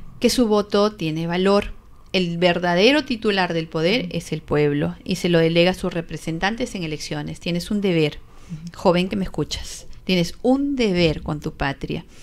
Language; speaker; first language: Spanish; native; Spanish